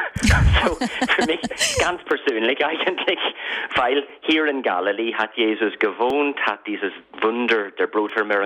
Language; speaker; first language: German; non-native, fluent; English